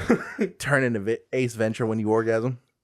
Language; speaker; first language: English; native; English